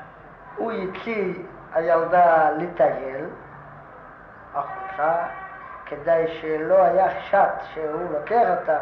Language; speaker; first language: Hebrew; non-native, fluent; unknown